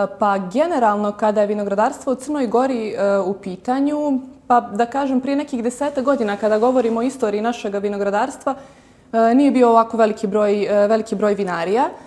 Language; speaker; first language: Croatian; native; Croatian